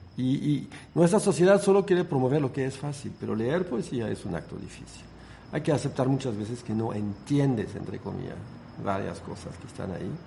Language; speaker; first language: Spanish; non-native, fluent; French